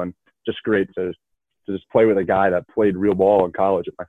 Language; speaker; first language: English; native; English